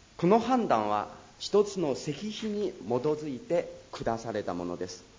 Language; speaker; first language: Japanese; non-native, fluent; Chinese